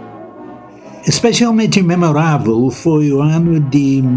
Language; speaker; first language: Portuguese; non-native, fluent; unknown